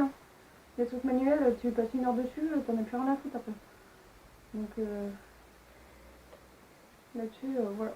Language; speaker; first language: French; native; French